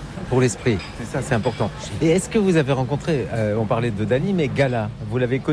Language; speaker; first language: French; native; French